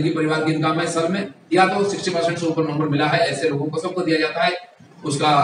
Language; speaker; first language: Hindi; non-native, local second language; Bangla